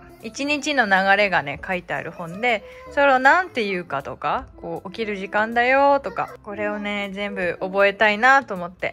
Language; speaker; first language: Japanese; native; Japanese